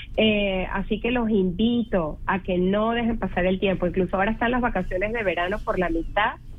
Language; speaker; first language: Spanish; native; Spanish